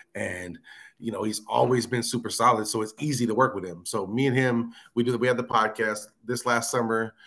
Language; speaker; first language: English; native; English